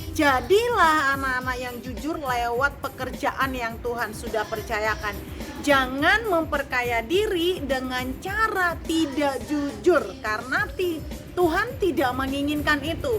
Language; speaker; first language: Indonesian; native; Indonesian